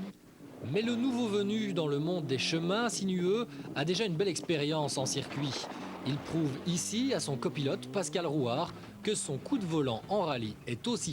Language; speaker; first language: French; native; French